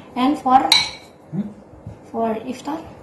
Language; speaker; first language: English; non-native, learner; Indonesian